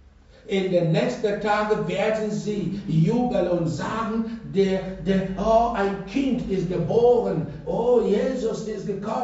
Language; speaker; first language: German; non-native, fluent; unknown